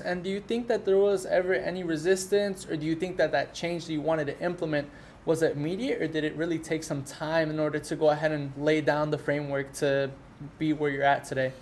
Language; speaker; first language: English; early bilingual, other home language; Spanish